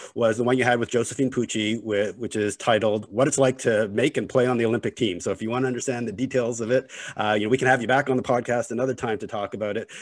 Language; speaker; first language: English; native; English